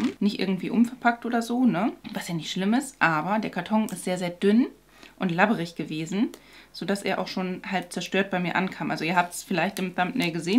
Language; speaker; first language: German; native; German